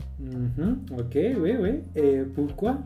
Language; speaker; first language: French; non-native, fluent; Spanish